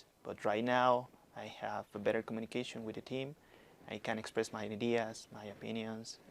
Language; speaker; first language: English; non-native, learner; Spanish